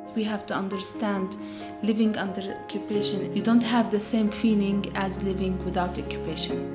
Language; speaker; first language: English; non-native, fluent; Arabic